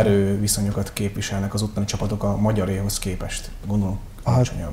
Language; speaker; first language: Hungarian; native; Hungarian